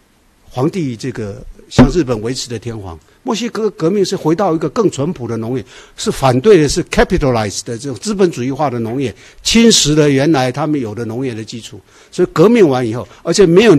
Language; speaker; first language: Chinese; native; Chinese